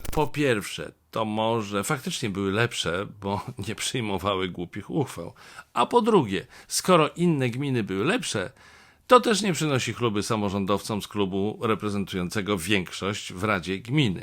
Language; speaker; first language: Polish; native; Polish